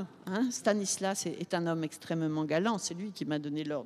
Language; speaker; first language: French; native; French